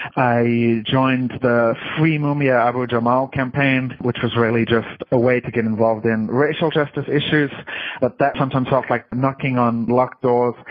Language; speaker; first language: English; native; English